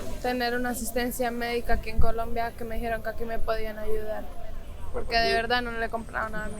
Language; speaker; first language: Spanish; native; Spanish